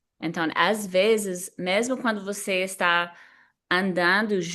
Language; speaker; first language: Portuguese; non-native, fluent; English